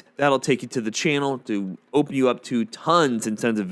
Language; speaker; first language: English; native; English